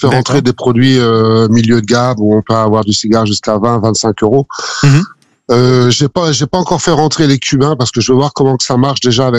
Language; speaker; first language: French; native; French